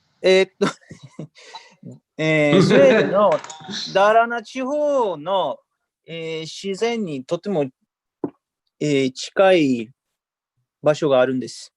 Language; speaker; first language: Japanese; non-native, fluent; Swedish